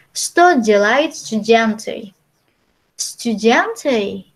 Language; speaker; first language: Russian; non-native, learner; Indonesian